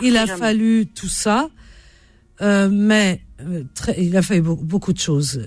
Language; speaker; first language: French; native; French